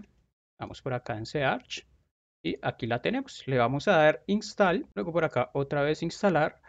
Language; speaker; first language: Spanish; native; Spanish